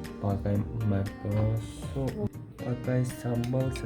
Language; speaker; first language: Indonesian; non-native, learner; Turkish